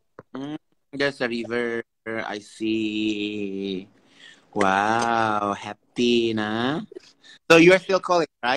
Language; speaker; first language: English; non-native, learner; Indonesian